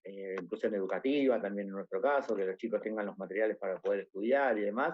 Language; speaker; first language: Spanish; native; Spanish